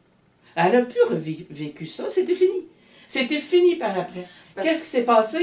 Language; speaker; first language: French; native; French